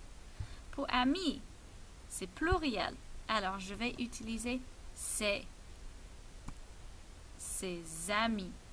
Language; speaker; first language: French; non-native, fluent; English